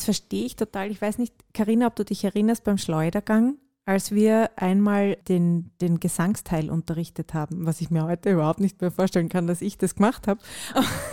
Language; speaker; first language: German; native; German